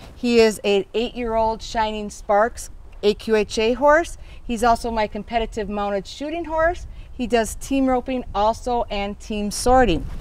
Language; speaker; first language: English; native; English